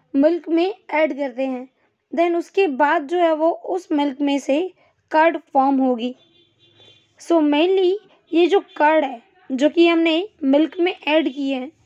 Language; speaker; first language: Hindi; non-native, local second language; Gujarati